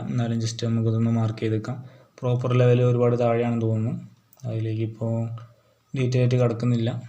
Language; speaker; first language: Malayalam; native; Malayalam